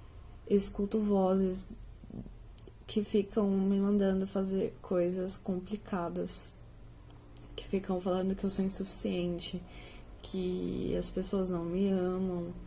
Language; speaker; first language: Portuguese; native; Portuguese